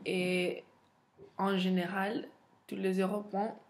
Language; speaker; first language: French; non-native, fluent; Spanish